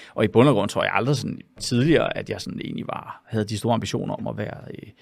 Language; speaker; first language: Danish; native; Danish